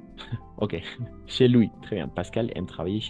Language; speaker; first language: French; non-native, fluent; Spanish